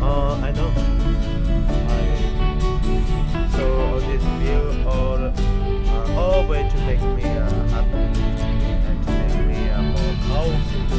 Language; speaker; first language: English; non-native, learner; Vietnamese